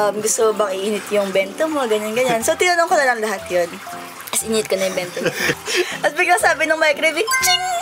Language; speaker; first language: Filipino; native; Filipino